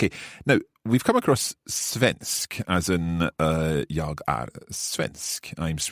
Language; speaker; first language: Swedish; non-native, learner; English